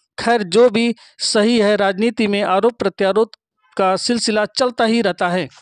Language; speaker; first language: Hindi; native; Hindi